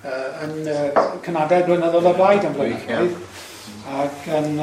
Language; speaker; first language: Welsh; native; Welsh